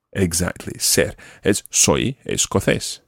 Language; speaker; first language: Spanish; non-native, fluent; English